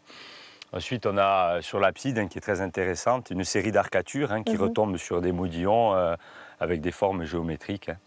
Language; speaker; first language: French; native; French